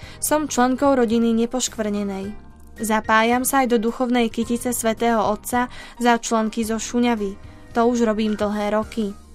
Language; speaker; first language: Slovak; native; Slovak